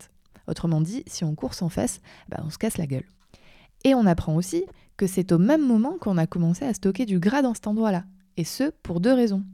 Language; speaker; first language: French; native; French